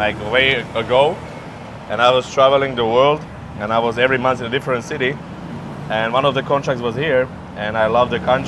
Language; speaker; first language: English; non-native, fluent; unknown